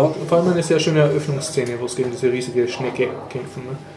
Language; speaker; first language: German; native; German